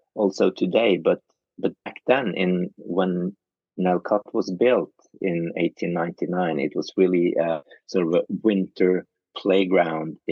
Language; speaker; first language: English; non-native, fluent; Norwegian